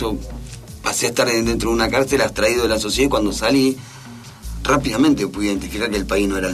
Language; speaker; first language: Spanish; native; Spanish